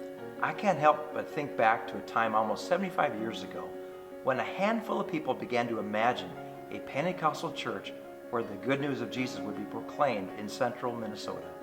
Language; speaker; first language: English; native; English